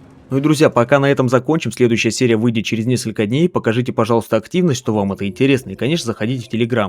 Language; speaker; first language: Russian; native; Russian